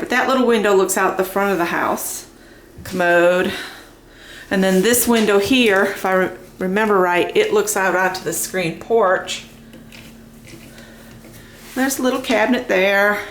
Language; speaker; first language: English; native; English